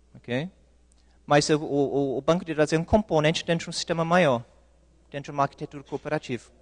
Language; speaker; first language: Portuguese; non-native, fluent; English